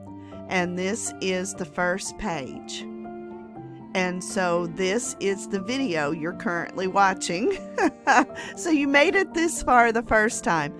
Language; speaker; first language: English; native; English